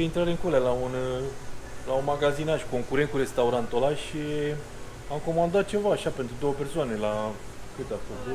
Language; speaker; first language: Romanian; native; Romanian